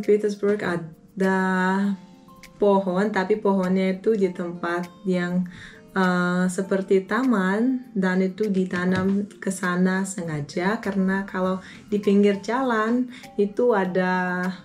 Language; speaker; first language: Indonesian; non-native, fluent; Russian